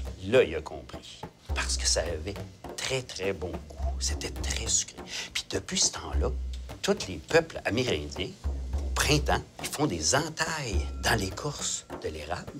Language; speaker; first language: French; native; French